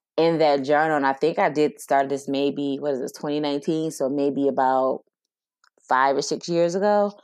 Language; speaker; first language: English; native; English